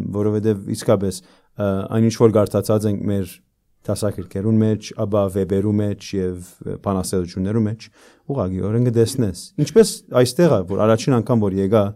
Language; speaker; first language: Armenian; early bilingual, heritage; Armenian